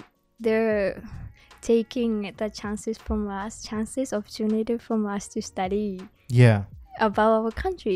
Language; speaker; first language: English; non-native, fluent; Japanese